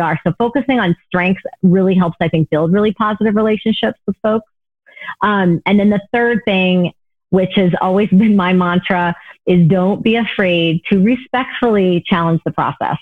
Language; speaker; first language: English; native; English